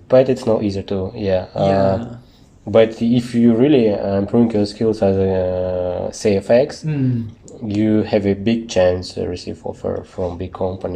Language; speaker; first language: English; non-native, learner; Russian